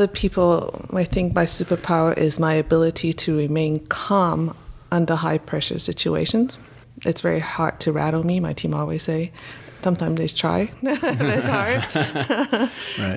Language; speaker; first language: English; non-native, local second language; Cantonese